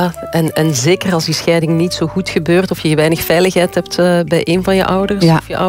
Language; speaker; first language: Dutch; native; Dutch